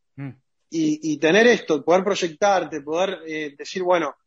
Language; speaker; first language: Spanish; native; Spanish